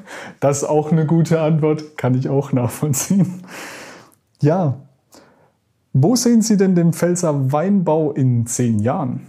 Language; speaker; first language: German; native; German